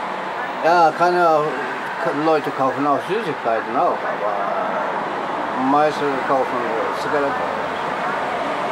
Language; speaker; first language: German; non-native, learner; Turkish